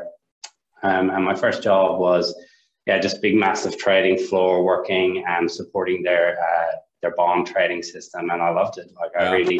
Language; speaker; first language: English; native; English